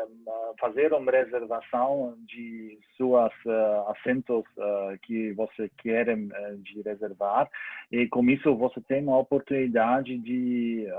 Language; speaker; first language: Portuguese; non-native, learner; German